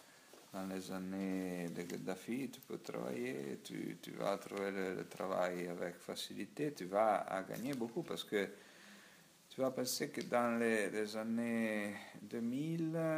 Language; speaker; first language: French; non-native, learner; Italian